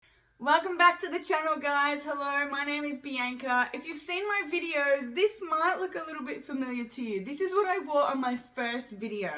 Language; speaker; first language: English; native; English